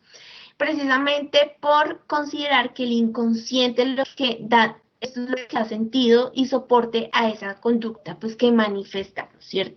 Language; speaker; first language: Spanish; native; Spanish